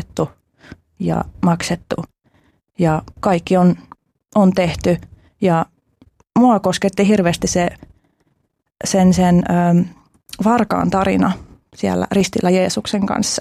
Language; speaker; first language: Finnish; early bilingual, other home language; Albanian